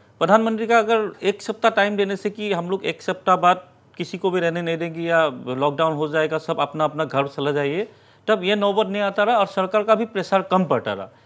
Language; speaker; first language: Hindi; non-native, local second language; Assamese